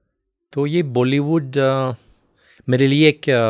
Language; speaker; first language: Hindi; non-native, fluent; French